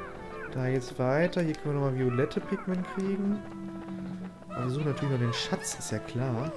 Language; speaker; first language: German; native; German